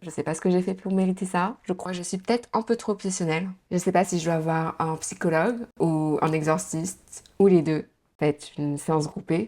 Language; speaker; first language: French; native; French